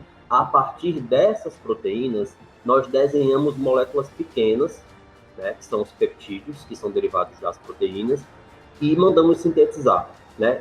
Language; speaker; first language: Portuguese; native; Portuguese